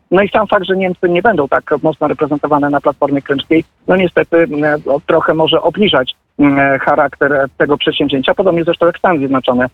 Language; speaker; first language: Polish; native; Polish